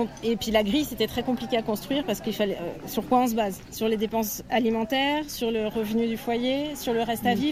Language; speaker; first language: French; native; French